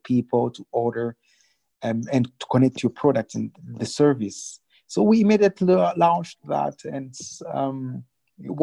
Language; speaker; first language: English; non-native, local second language; Kinyarwanda